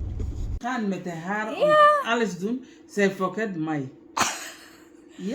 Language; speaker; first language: Dutch; non-native, learner; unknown